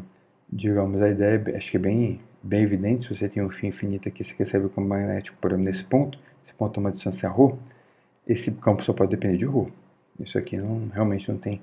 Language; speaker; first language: Portuguese; native; Portuguese